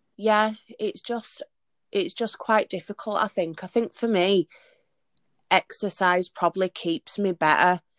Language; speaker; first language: English; native; English